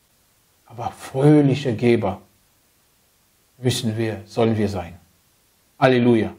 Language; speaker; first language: German; non-native, fluent; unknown